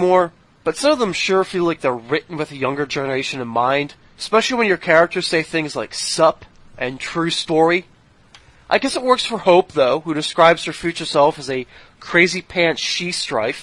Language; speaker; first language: English; native; English